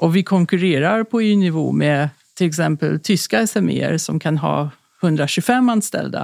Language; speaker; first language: Swedish; non-native, fluent; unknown